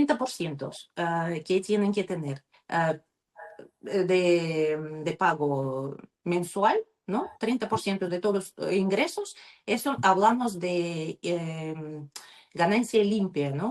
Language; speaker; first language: Spanish; non-native, learner; Russian